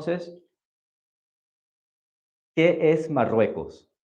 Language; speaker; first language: Spanish; non-native, fluent; English